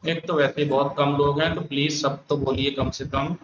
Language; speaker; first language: Urdu; native; Urdu